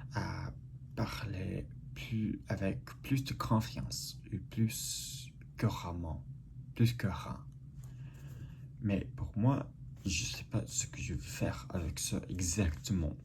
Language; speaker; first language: French; non-native, learner; English